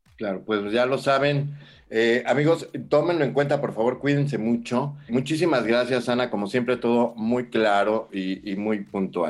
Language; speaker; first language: Spanish; native; Spanish